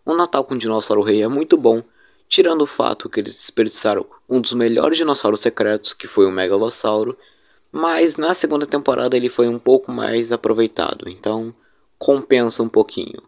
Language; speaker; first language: Portuguese; native; Portuguese